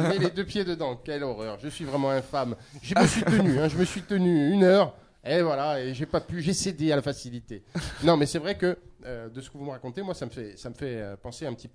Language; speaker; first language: French; native; French